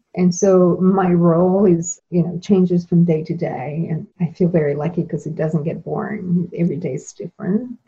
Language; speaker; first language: English; non-native, fluent; Spanish